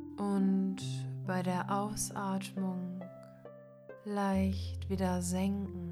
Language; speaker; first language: German; native; German